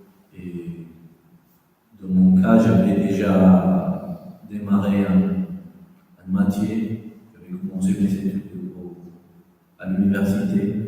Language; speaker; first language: French; non-native, fluent; Spanish